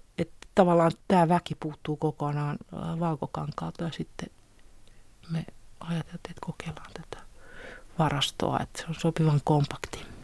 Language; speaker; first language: Finnish; native; Finnish